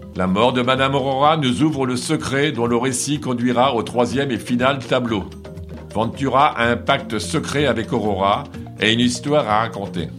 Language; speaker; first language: French; non-native, fluent; Portuguese